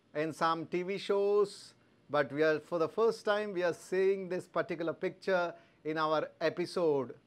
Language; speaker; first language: English; non-native, local second language; Telugu